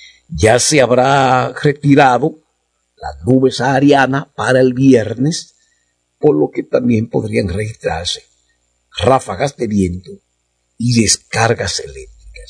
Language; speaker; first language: Spanish; native; Spanish